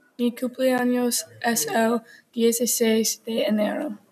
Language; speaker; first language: Spanish; non-native, learner; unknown